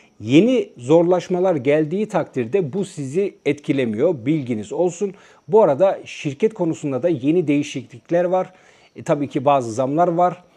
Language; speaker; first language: Turkish; native; Turkish